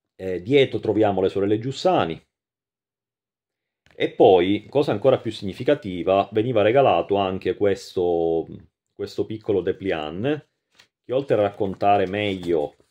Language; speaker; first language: Italian; native; Italian